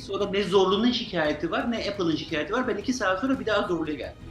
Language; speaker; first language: Turkish; native; Turkish